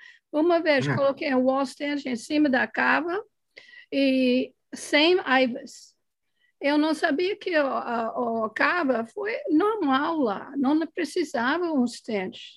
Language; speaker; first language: Portuguese; non-native, fluent; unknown